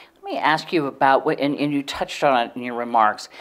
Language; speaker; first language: English; native; English